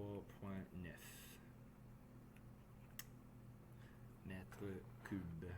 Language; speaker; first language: French; native; French